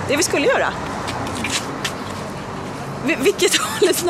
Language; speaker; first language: Swedish; native; Swedish